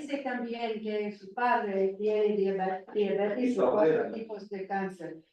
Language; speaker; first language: Spanish; non-native, fluent; English